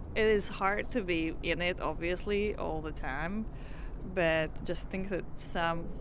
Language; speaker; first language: English; non-native, fluent; Russian